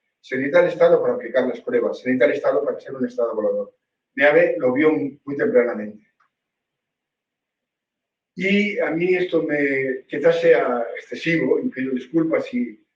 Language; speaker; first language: Spanish; native; Spanish